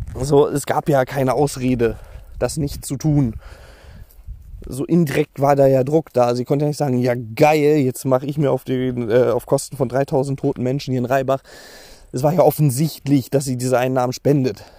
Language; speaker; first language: German; native; German